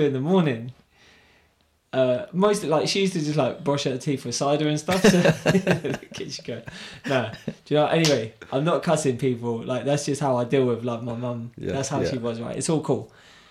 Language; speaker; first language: English; native; English